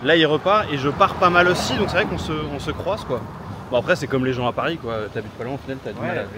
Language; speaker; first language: French; native; French